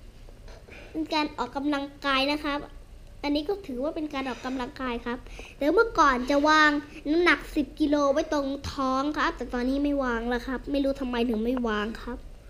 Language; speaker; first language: Thai; native; Thai